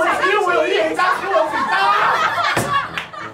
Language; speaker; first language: Chinese; native; Chinese